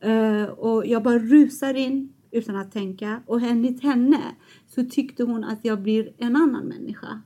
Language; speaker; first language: Swedish; non-native, fluent; Persian